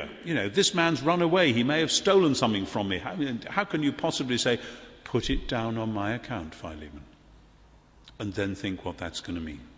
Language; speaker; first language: English; native; English